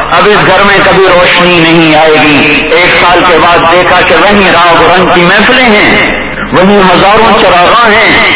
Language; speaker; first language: Urdu; non-native, local second language; Punjabi